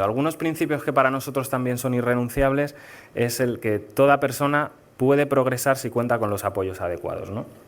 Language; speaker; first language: Spanish; native; Spanish